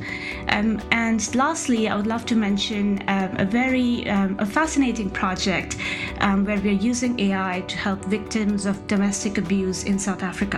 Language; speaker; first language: English; non-native, local second language; Hindi